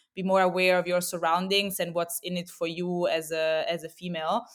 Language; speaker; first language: English; non-native, fluent; Italian